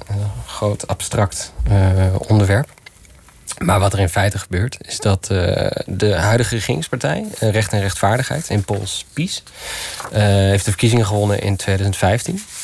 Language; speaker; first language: Dutch; early bilingual, other home language; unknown